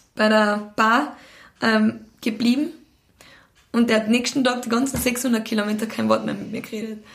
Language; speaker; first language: German; native; German